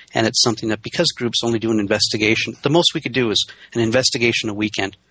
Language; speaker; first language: English; native; English